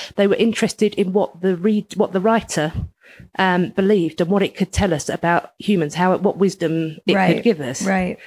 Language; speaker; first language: English; native; English